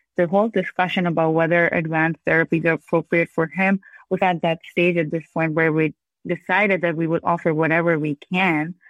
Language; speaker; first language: English; non-native, local second language; Urdu